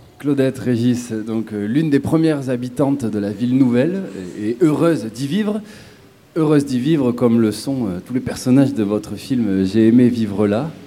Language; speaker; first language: French; native; French